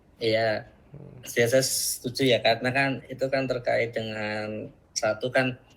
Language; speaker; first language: Indonesian; native; Indonesian